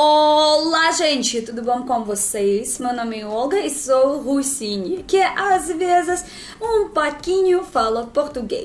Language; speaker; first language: Portuguese; non-native, learner; Russian